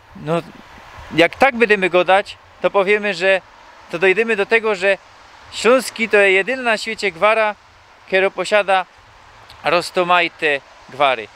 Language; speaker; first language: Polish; native; Polish